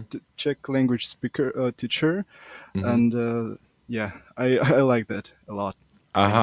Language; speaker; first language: English; non-native, fluent; Russian